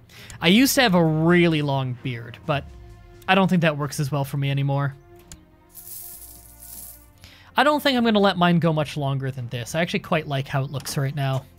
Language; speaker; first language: English; native; English